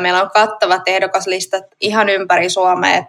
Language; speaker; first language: Finnish; native; Finnish